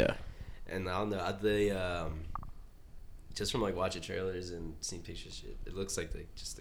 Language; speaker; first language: English; native; English